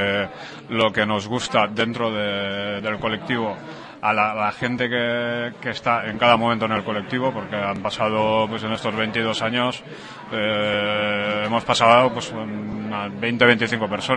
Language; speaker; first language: Spanish; native; Spanish